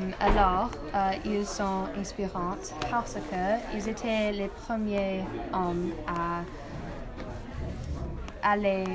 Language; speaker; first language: French; non-native, learner; English